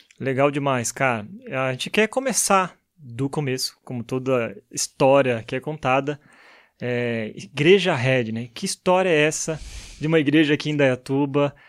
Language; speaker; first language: Portuguese; native; Portuguese